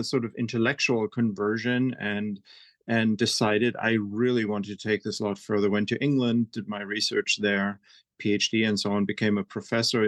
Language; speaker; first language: English; non-native, fluent; German